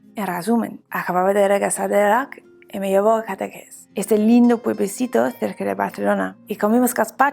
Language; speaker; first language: Spanish; non-native, learner; English